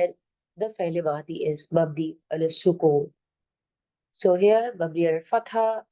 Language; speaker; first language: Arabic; non-native, fluent; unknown